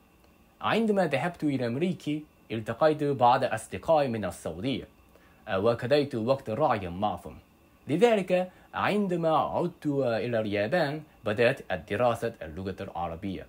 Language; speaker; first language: Arabic; non-native, learner; Japanese